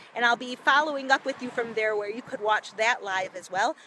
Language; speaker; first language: English; native; English